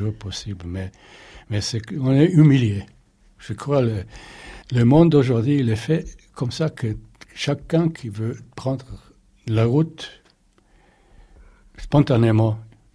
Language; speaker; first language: French; non-native, fluent; German